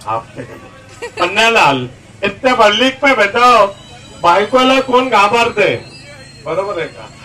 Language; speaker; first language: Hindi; non-native, local second language; Marathi